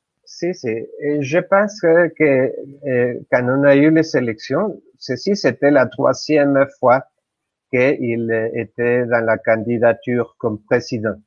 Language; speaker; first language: French; non-native, fluent; Spanish